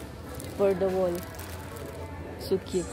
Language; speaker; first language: English; non-native, learner; Filipino